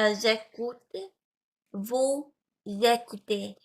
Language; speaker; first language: French; non-native, learner; Vietnamese